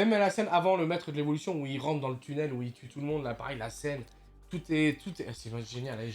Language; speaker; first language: French; native; French